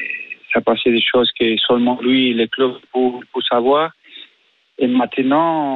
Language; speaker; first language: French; non-native, fluent; Spanish